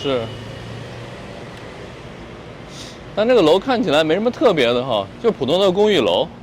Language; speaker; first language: Chinese; native; Chinese